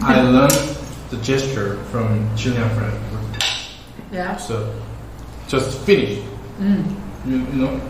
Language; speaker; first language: English; non-native, learner; Korean